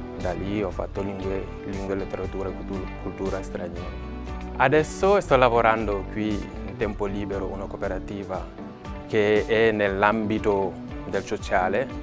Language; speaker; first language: Italian; non-native, fluent; Wolof